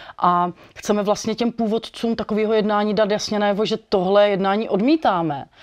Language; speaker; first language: Czech; native; Czech